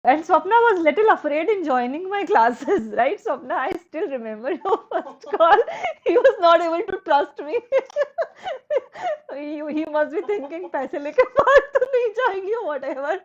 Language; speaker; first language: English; non-native, local second language; Hindi